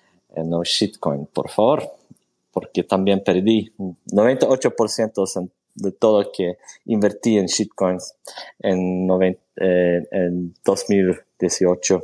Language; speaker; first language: Spanish; non-native, fluent; Swedish